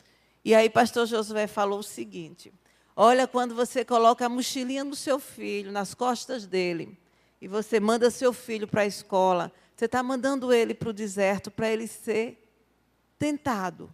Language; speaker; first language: Portuguese; native; Portuguese